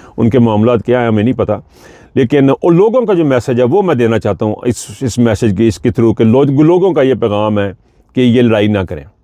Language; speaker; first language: Urdu; non-native, local second language; Punjabi